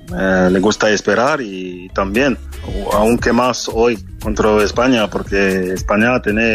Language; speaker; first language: Spanish; non-native, learner; French